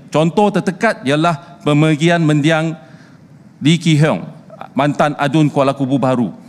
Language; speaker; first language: Malay; non-native, local second language; Chinese